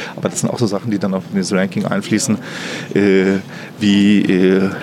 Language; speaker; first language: German; native; German